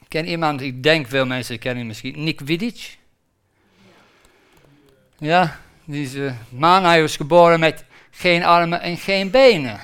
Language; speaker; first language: Dutch; non-native, fluent; English